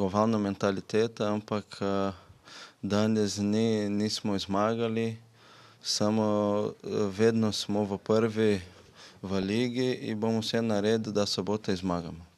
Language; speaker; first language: Slovenian; non-native, learner; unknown